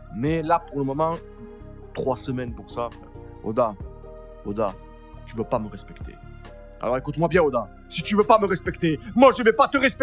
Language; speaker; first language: French; native; French